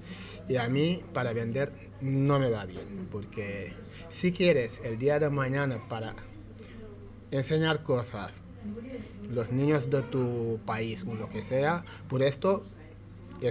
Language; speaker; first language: Spanish; non-native, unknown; Wolof